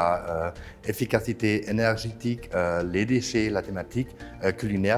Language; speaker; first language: French; non-native, fluent; German